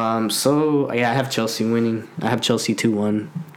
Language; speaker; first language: English; early bilingual, other home language; Spanish